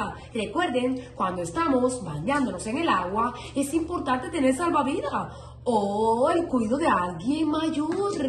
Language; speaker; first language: Spanish; native; Spanish